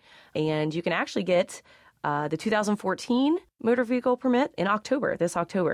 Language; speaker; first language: English; native; English